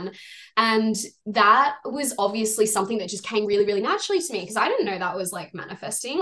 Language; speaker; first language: English; native; English